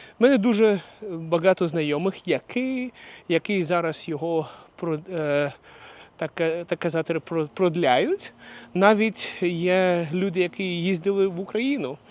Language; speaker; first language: Ukrainian; non-native, local second language; Russian